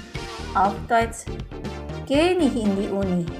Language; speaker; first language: German; non-native, fluent; Indonesian